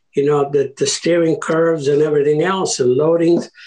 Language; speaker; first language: English; early bilingual, other home language; Italian